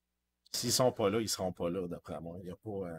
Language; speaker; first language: French; native; French